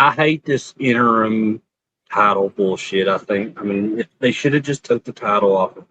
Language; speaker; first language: English; native; English